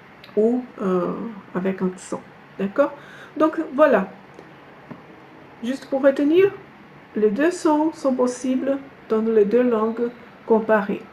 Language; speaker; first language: French; non-native, fluent; Portuguese